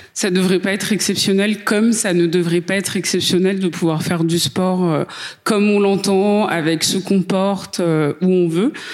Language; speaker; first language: French; native; French